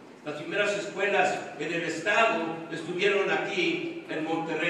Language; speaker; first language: Spanish; early bilingual, heritage; Spanish